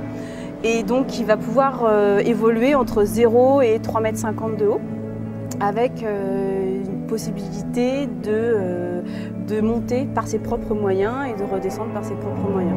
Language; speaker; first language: French; native; French